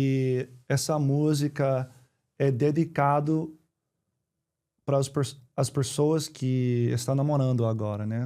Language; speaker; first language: Portuguese; non-native, learner; English